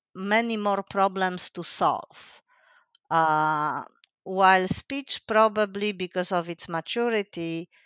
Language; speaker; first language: English; non-native, fluent; Polish